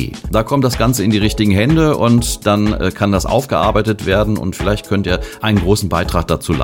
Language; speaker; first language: German; native; German